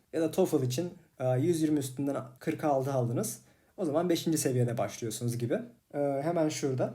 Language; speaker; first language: Turkish; native; Turkish